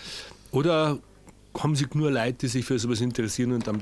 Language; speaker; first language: German; native; German